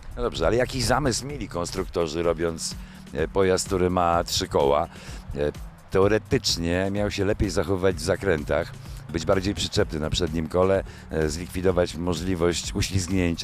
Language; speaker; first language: Polish; native; Polish